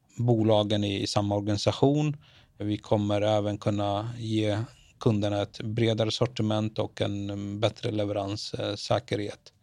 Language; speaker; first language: Swedish; early bilingual, other home language; Arabic